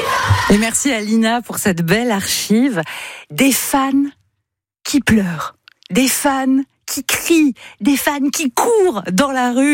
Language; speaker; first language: French; native; French